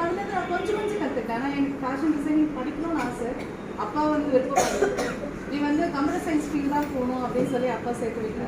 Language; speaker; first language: Tamil; non-native, learner; Bangla